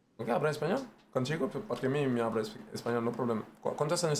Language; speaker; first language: Spanish; non-native, learner; French